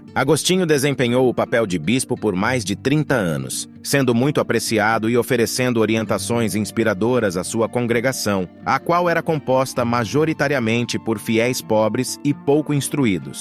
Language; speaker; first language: Portuguese; native; Portuguese